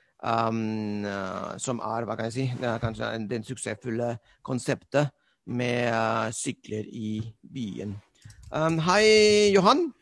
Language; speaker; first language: Norwegian; non-native, fluent; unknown